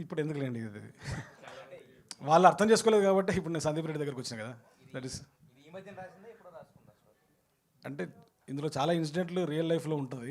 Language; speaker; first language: Telugu; native; Telugu